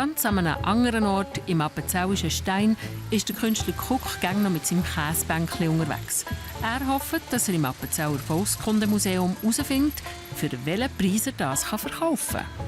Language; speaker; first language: German; native; German